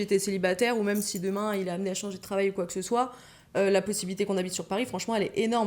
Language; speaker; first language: French; native; French